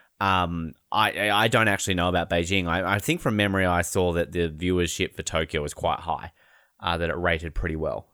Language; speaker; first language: English; native; English